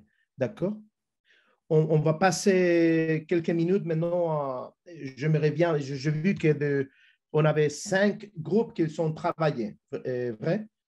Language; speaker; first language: French; non-native, fluent; Spanish